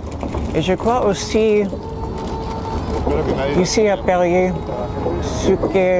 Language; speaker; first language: French; non-native, learner; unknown